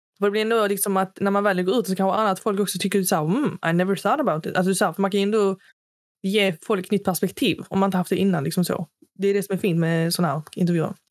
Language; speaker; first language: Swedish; early bilingual, other home language; Arabic